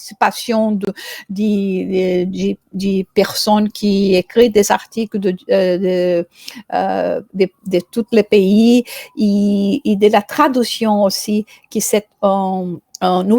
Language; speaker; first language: French; non-native, fluent; Portuguese